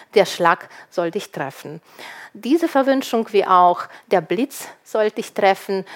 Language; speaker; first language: German; early bilingual, other home language; Ukrainian